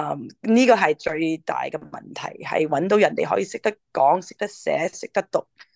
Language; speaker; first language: Cantonese; early bilingual, heritage; English